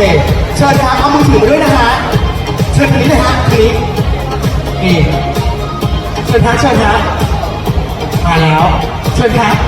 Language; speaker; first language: Thai; native; Thai